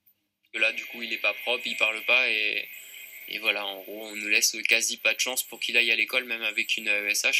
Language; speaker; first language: French; native; French